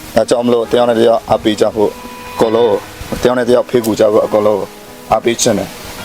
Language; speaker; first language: Burmese; non-native, local second language; Western Kayah